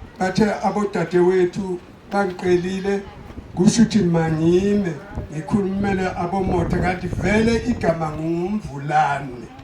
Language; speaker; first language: Zulu; non-native, local second language; South Ndebele